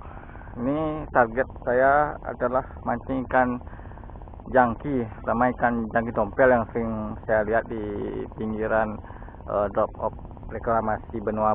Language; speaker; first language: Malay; non-native, local second language; Balinese